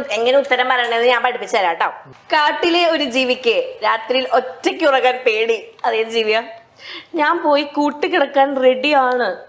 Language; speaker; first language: Malayalam; native; Malayalam